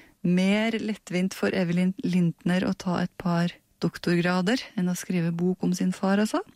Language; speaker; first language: Norwegian; native; Norwegian